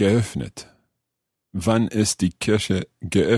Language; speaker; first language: German; non-native, learner; English